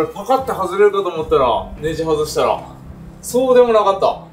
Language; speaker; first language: Japanese; native; Japanese